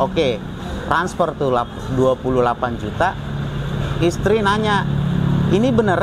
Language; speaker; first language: Indonesian; native; Indonesian